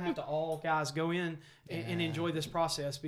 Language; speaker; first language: English; native; English